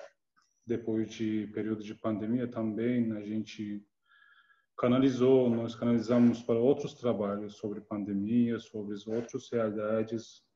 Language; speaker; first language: Portuguese; non-native, learner; Turkish